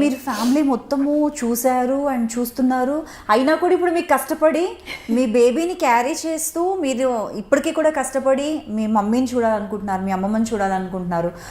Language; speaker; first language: Telugu; native; Telugu